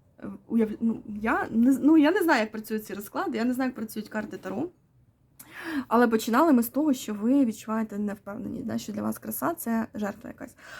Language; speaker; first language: Ukrainian; non-native, local second language; Russian